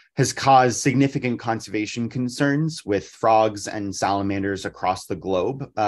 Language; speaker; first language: English; native; English